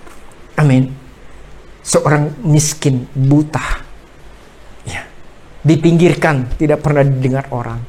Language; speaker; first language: Indonesian; native; Indonesian